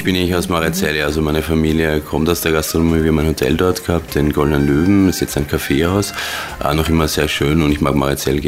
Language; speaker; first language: German; native; German